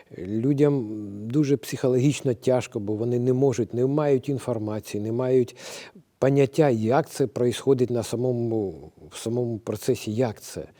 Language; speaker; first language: Ukrainian; non-native, local second language; Russian